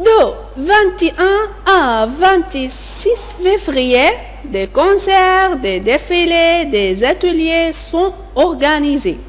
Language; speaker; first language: French; non-native, fluent; Arabic